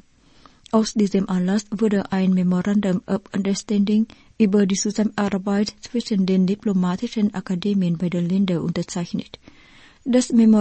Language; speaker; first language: German; non-native, fluent; Vietnamese